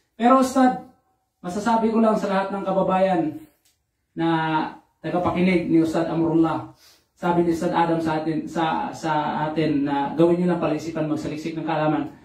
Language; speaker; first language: Filipino; non-native, local second language; Cebuano